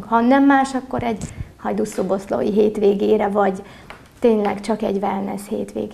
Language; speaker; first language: Hungarian; native; Hungarian